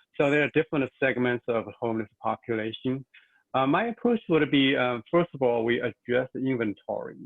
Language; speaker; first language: English; non-native, fluent; Chinese